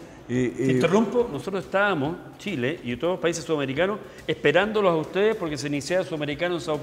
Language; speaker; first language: Spanish; native; Spanish